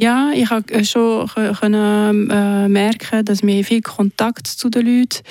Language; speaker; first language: German; non-native, local second language; French